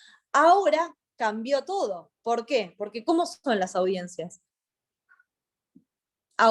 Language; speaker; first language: Spanish; native; Spanish